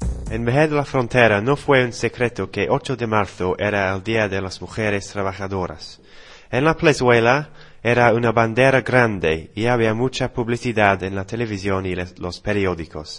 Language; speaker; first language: Spanish; non-native, learner; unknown